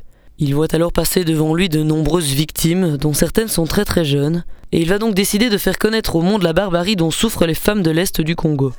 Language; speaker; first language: French; native; French